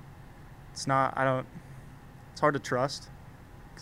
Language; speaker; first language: English; native; English